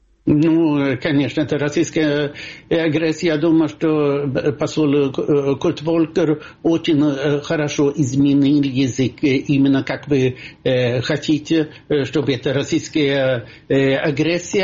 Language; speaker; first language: Russian; non-native, fluent; Swedish